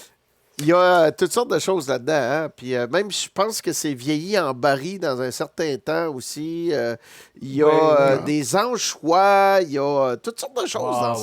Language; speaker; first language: French; native; French